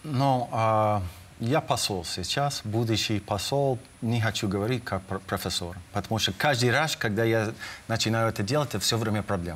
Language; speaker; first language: Russian; non-native, fluent; English